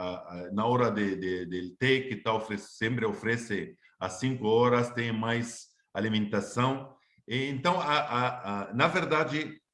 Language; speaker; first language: Portuguese; non-native, fluent; Arabic